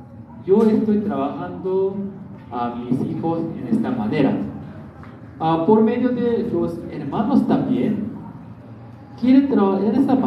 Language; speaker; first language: Spanish; non-native, learner; Korean